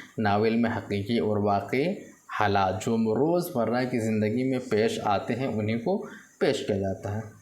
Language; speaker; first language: Urdu; native; Urdu